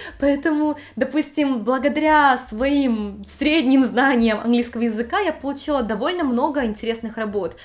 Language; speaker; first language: Russian; native; Russian